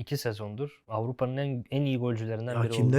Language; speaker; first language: Turkish; native; Turkish